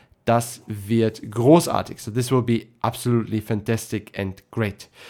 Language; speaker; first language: English; non-native, fluent; German